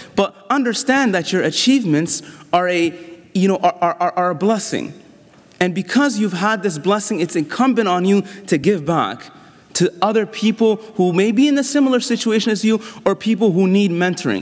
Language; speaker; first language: English; native; English